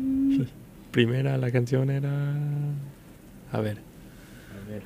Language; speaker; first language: Spanish; non-native, fluent; English